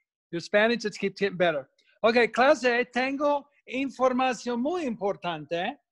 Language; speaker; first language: Spanish; non-native, fluent; English